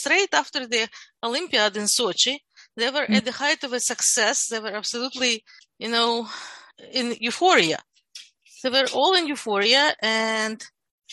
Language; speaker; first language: English; non-native, fluent; Russian